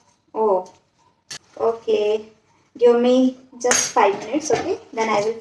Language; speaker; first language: English; non-native, learner; Hindi